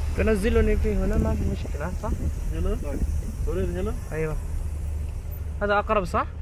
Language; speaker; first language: Arabic; non-native, learner; Indonesian